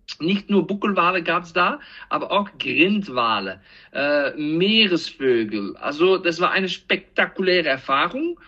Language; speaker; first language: German; non-native, fluent; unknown